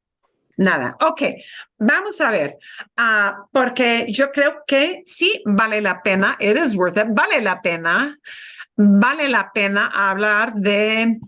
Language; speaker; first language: Spanish; non-native, fluent; English